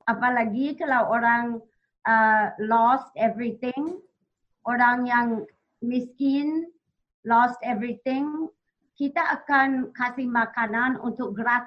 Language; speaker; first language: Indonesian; non-native, learner; English